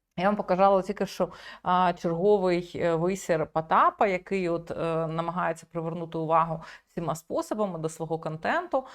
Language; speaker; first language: Ukrainian; native; Ukrainian